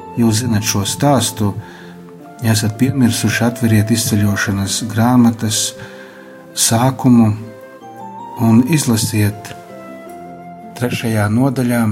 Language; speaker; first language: Latvian; native; Latvian